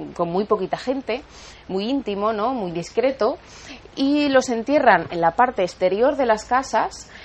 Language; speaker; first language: Spanish; native; Spanish